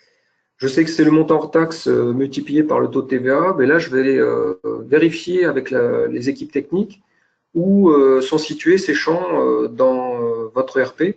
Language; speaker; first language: French; native; French